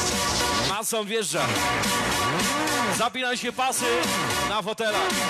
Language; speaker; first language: Polish; native; Polish